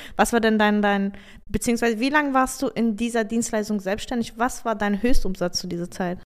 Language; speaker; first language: German; native; German